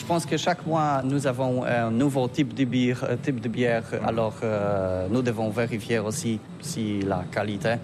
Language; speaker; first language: French; non-native, learner; Polish